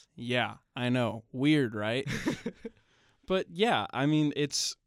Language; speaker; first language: English; native; English